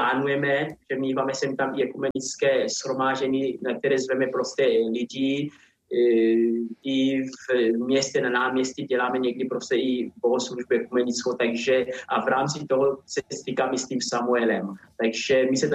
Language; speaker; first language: Czech; non-native, fluent; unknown